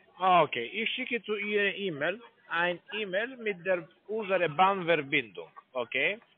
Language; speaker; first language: German; non-native, learner; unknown